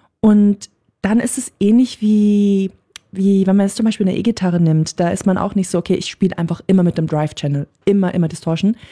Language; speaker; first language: German; native; German